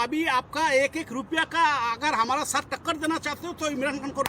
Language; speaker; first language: Hindi; non-native, fluent; Bangla